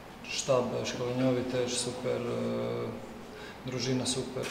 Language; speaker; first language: Polish; non-native, fluent; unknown